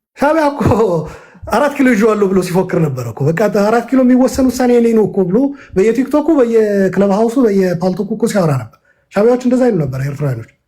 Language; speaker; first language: Amharic; non-native, local second language; Tigrinya